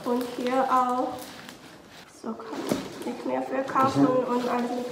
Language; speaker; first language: German; non-native, learner; Korean